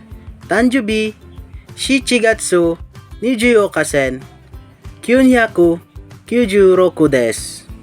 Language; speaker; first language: Japanese; non-native, learner; Hiligaynon